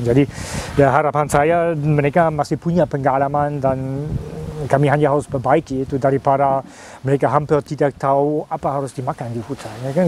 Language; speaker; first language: Indonesian; non-native, fluent; German